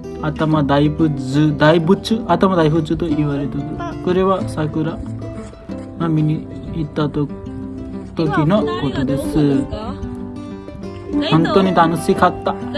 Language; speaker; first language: Japanese; non-native, learner; Nepali